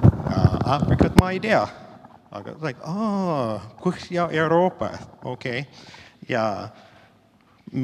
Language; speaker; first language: Estonian; non-native, learner; English